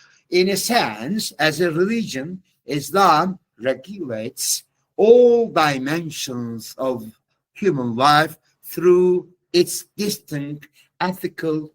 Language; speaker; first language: English; non-native, fluent; Turkish